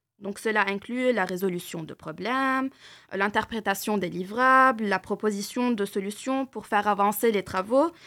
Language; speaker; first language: French; non-native, local second language; Arabic